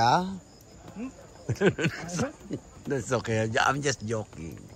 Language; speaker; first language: English; non-native, learner; Filipino